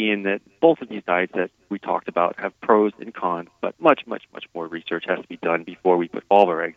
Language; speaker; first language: English; native; English